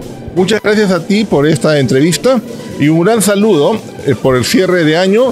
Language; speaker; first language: Spanish; native; Spanish